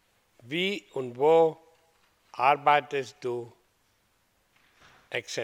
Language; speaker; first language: German; non-native, fluent; Hindi